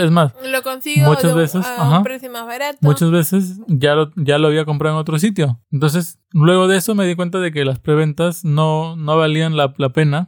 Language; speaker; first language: Spanish; native; Spanish